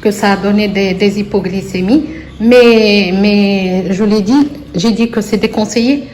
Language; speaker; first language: French; non-native, local second language; Arabic